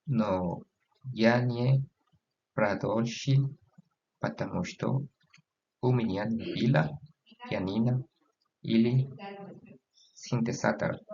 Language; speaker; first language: Russian; non-native, learner; Spanish